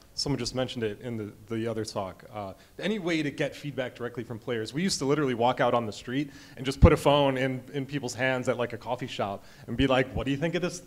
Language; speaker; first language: English; native; English